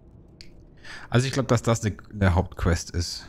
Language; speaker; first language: German; native; German